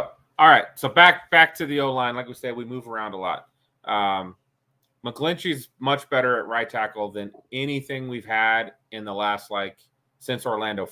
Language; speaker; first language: English; native; English